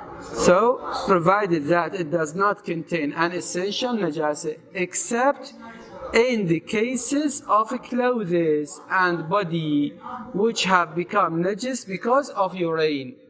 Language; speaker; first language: English; non-native, fluent; Arabic